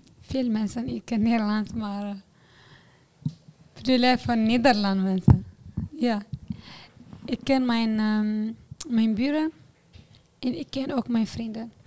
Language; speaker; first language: Dutch; non-native, learner; Tigrinya